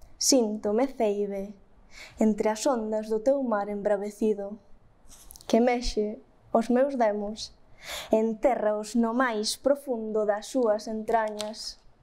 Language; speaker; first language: Galician; native; Galician